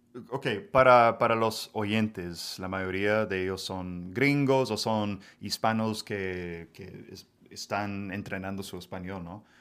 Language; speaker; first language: Spanish; non-native, fluent; English